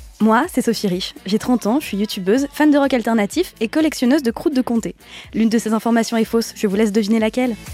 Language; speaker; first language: French; native; French